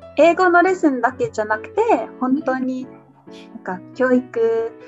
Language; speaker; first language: Japanese; non-native, fluent; English